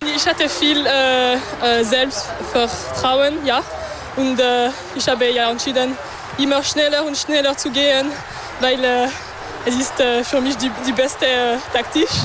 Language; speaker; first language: German; non-native, local second language; French